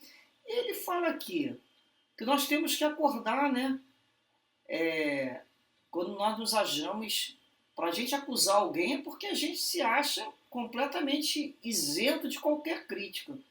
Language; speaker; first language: Portuguese; native; Portuguese